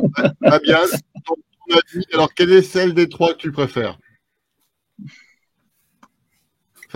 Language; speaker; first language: French; native; French